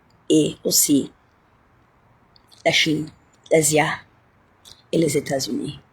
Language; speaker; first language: French; non-native, fluent; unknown